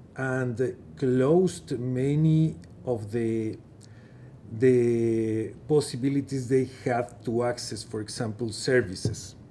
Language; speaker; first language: English; non-native, fluent; Persian